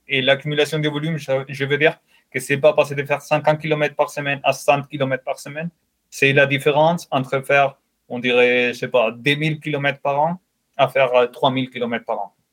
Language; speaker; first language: French; non-native, fluent; Spanish